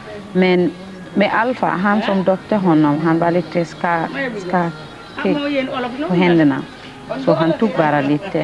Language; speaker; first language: Swedish; non-native, fluent; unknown